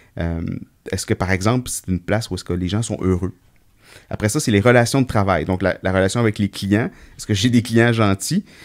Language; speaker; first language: French; native; French